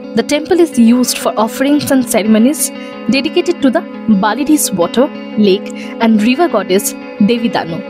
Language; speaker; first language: English; non-native, local second language; Bangla